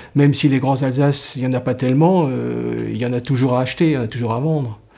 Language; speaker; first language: French; native; French